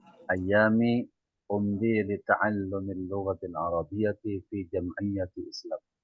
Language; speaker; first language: Arabic; non-native, learner; Indonesian